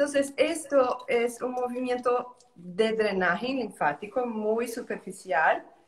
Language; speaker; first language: Spanish; non-native, learner; Portuguese